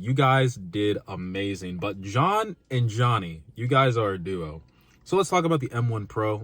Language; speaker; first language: English; native; English